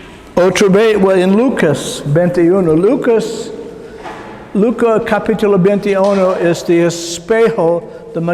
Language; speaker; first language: Spanish; non-native, learner; English